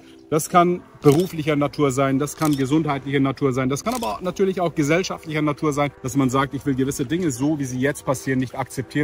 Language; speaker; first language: German; native; German